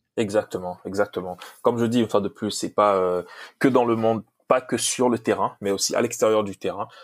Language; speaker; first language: French; non-native, local second language; Lingala